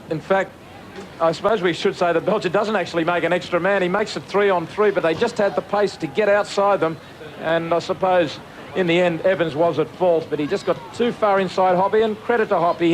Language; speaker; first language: English; native; English